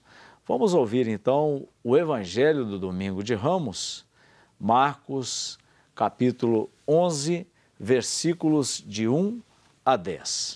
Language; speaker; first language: Portuguese; native; Portuguese